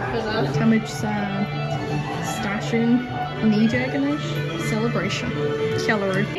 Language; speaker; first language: Irish; non-native, learner; English